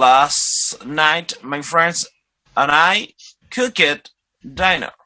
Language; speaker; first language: English; non-native, learner; Spanish